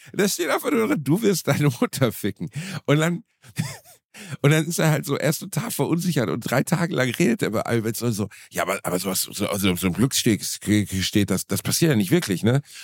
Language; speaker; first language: German; native; German